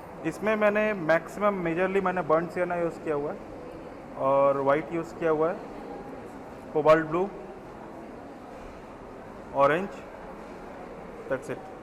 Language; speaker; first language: Hindi; native; Hindi